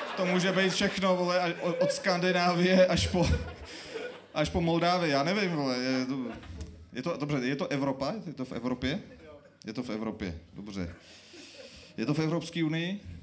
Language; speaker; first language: Czech; early bilingual, other home language; Armenian